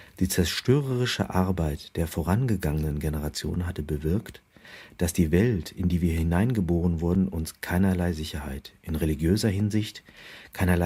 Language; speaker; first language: German; native; German